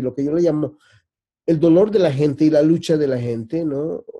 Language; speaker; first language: Spanish; early bilingual, heritage; Spanish